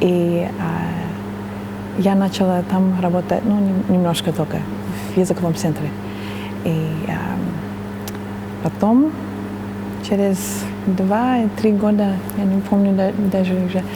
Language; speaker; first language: Russian; non-native, fluent; English